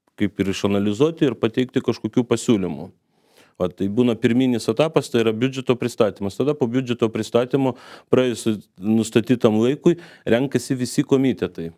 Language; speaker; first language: Lithuanian; non-native, local second language; Polish